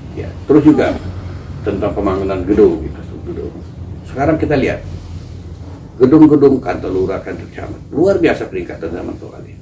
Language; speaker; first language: Indonesian; non-native, local second language; Minangkabau